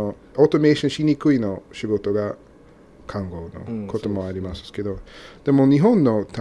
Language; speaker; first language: Japanese; non-native, learner; English